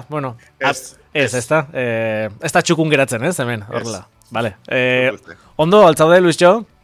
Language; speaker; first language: Basque; native; Basque